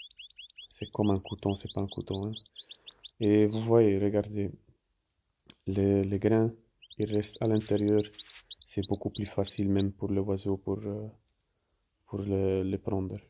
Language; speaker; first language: French; non-native, fluent; Italian